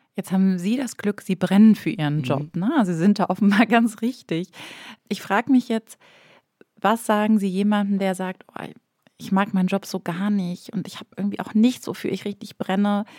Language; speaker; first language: German; native; German